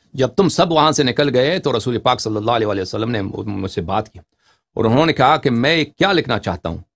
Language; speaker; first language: Urdu; non-native, fluent; Persian